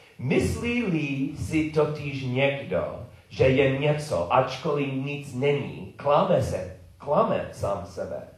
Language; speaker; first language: Czech; non-native, learner; English